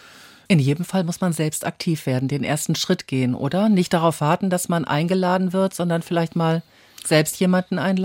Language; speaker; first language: German; native; German